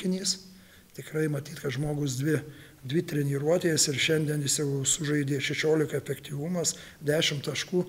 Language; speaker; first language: Lithuanian; native; Lithuanian